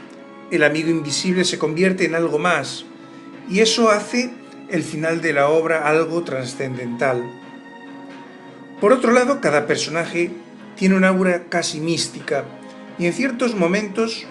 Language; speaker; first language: Spanish; native; Spanish